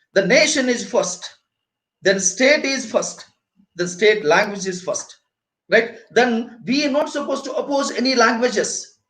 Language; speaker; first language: English; non-native, local second language; Kannada